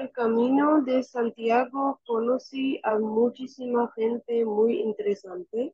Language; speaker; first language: Spanish; non-native, learner; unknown